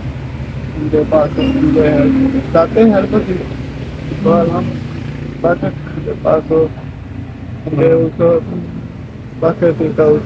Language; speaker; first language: Filipino; non-native, learner; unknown